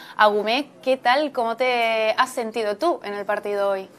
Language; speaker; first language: Spanish; native; Spanish